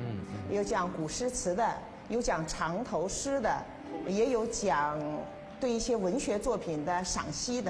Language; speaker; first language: Chinese; native; Chinese